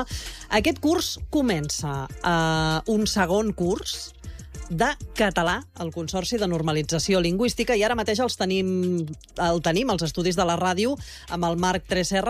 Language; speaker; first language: Catalan; native; Catalan